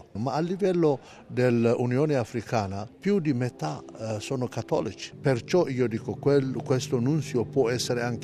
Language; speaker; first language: Italian; non-native, fluent; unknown